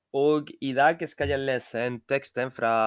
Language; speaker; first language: Norwegian; non-native, fluent; Spanish